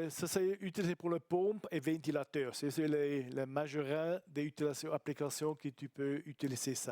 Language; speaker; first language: French; non-native, learner; Italian